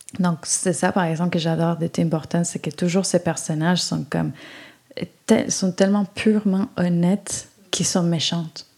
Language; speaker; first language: French; non-native, fluent; Spanish